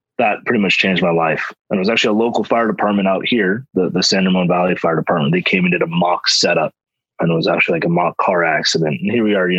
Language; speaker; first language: English; native; English